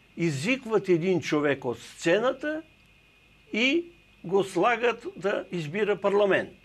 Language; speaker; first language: Bulgarian; native; Bulgarian